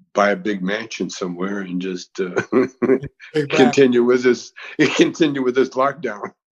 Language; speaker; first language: English; native; English